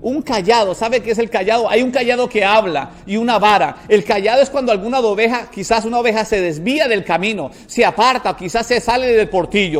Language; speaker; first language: Spanish; native; Spanish